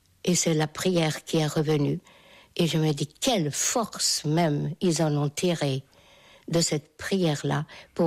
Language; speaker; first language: French; non-native, fluent; Hungarian